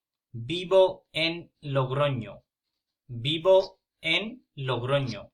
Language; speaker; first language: Spanish; non-native, fluent; Punjabi